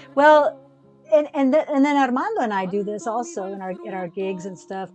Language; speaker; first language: English; early bilingual, other home language; Spanish